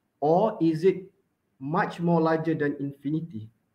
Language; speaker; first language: English; non-native, local second language; Malay